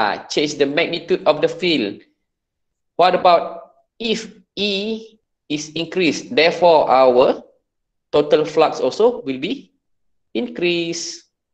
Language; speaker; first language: English; non-native, local second language; Malay